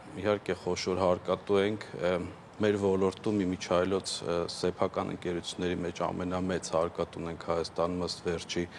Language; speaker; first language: Armenian; native; Armenian